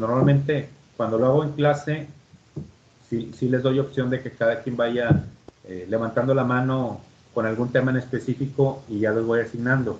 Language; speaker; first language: Spanish; native; Spanish